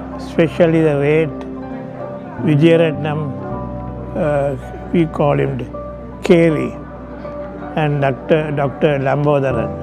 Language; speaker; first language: English; non-native, local second language; Tamil